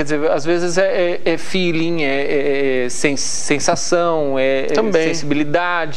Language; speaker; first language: Portuguese; native; Portuguese